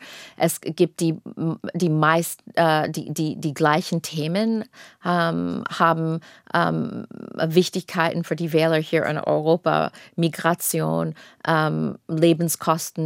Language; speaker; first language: German; non-native, fluent; English